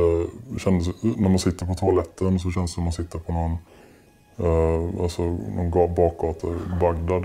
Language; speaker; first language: Swedish; native; Swedish